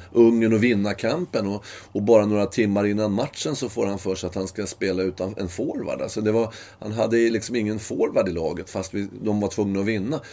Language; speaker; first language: Swedish; native; Swedish